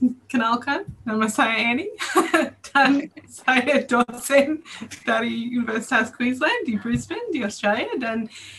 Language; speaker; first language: Indonesian; non-native, fluent; English